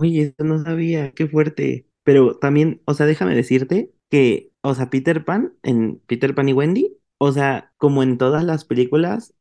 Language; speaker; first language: Spanish; native; Spanish